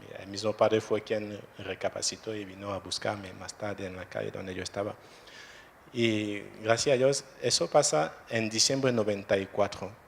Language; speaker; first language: Spanish; non-native, fluent; French